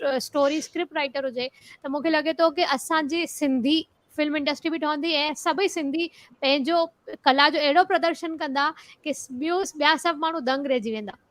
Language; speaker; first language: Sindhi; early bilingual, heritage; Sindhi